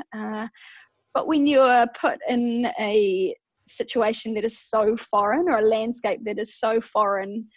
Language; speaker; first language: English; native; English